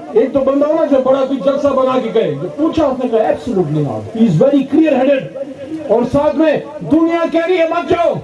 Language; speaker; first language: Urdu; non-native, local second language; Pashto